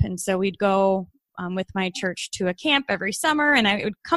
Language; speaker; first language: English; native; English